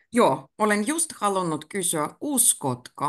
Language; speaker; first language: Finnish; native; Finnish